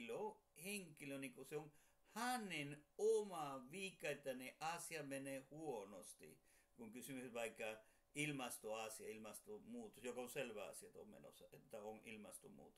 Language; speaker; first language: Finnish; non-native, fluent; Spanish